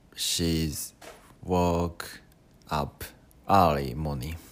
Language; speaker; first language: English; non-native, learner; Japanese